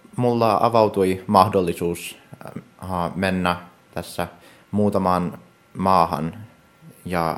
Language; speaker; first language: Finnish; early bilingual, heritage; Finnish